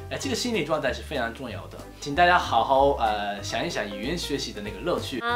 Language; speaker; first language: Chinese; non-native, fluent; Japanese